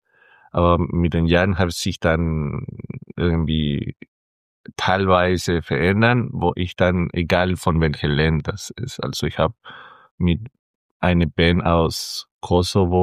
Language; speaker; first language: German; non-native, fluent; Spanish